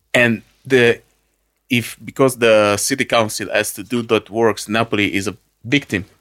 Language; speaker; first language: English; non-native, fluent; Italian